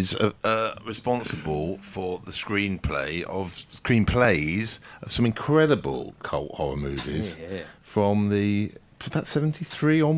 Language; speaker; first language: English; native; English